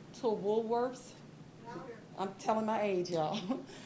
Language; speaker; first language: English; native; English